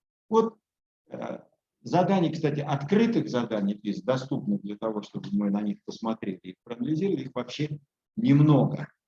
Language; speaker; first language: Russian; native; Russian